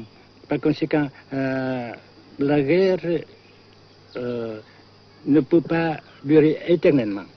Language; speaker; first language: French; non-native, local second language; Vietnamese